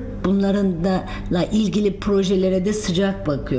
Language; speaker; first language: Turkish; native; Turkish